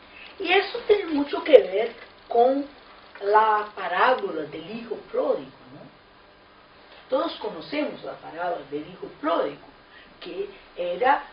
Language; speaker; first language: Spanish; non-native, fluent; Portuguese